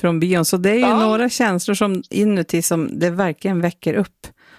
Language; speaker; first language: Swedish; native; Swedish